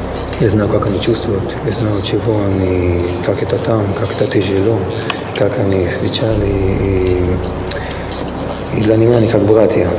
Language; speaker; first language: Russian; early bilingual, heritage; Russian